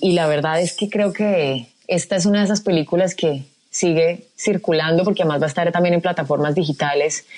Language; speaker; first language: Spanish; native; Spanish